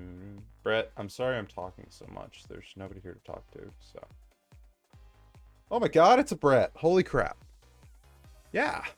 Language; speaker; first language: English; native; English